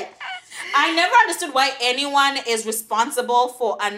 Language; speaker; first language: English; non-native, local second language; Shona